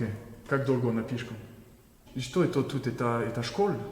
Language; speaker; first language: Russian; non-native, learner; French